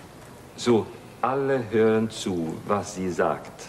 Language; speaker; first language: German; non-native, fluent; Swedish